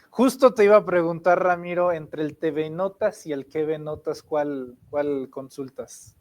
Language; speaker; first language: Spanish; native; Spanish